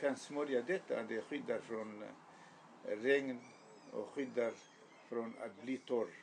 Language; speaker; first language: Swedish; non-native, learner; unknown